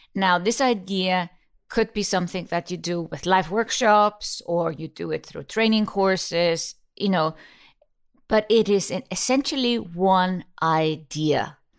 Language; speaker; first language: English; non-native, fluent; Icelandic